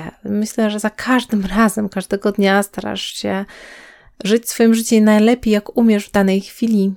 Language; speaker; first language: Polish; native; Polish